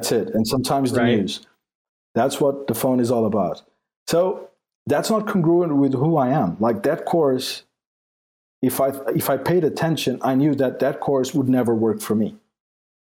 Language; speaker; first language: English; non-native, fluent; Portuguese